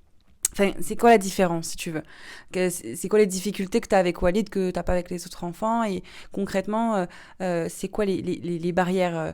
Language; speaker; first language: French; native; French